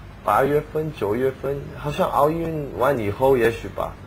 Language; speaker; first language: Chinese; non-native, learner; Korean